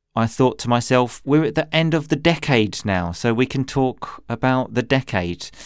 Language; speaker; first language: English; native; English